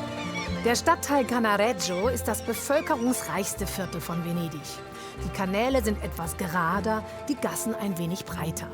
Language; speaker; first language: German; native; German